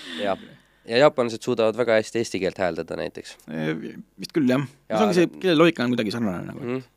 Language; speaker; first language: Estonian; native; Estonian